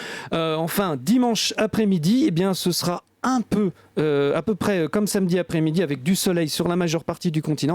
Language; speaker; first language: French; native; French